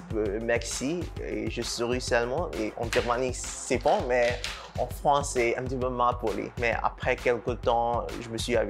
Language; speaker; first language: French; non-native, fluent; Burmese